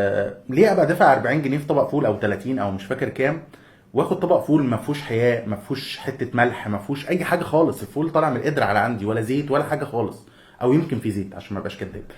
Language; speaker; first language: Arabic; native; Arabic